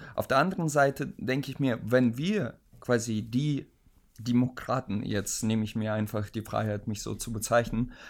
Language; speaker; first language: German; native; German